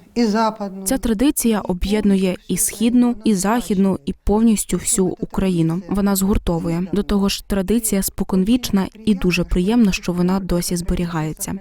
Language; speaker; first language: Ukrainian; native; Ukrainian